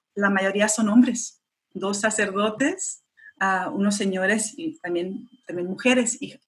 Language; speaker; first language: Spanish; early bilingual, heritage; Spanish